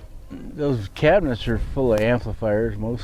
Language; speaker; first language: English; native; English